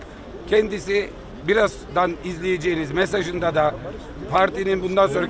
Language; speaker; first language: Turkish; native; Turkish